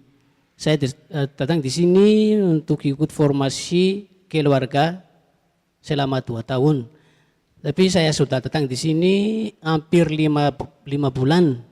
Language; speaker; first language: Indonesian; non-native, learner; Malagasy